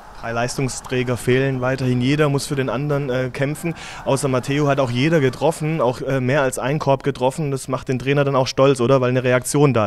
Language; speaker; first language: German; native; German